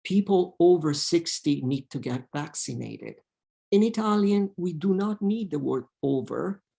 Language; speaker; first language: English; non-native, fluent; Italian